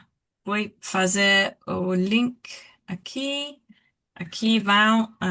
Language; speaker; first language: Portuguese; non-native, learner; English